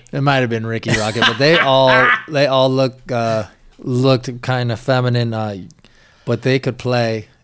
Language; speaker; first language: English; native; English